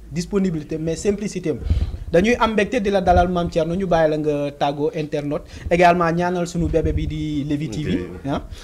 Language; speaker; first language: Wolof; native; Wolof